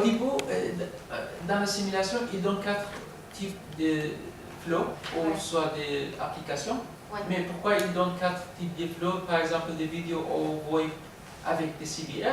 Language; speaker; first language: French; non-native, learner; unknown